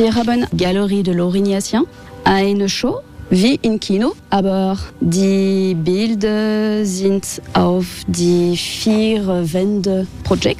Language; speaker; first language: German; non-native, fluent; French